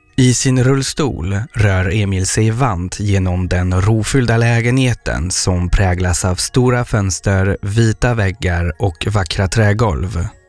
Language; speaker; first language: Swedish; non-native, fluent; French